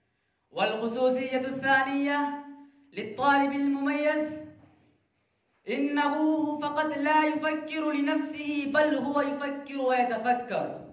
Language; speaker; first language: Arabic; non-native, learner; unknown